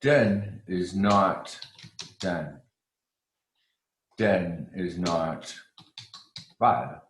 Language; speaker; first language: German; non-native, fluent; English